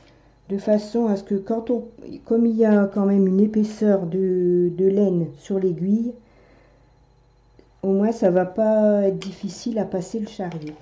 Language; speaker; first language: French; native; French